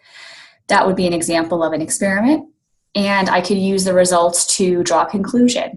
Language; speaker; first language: English; native; English